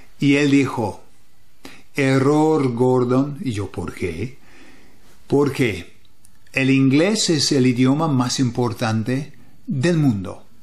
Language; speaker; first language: Spanish; non-native, fluent; English